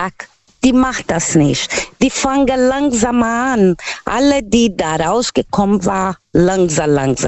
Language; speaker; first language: German; non-native, learner; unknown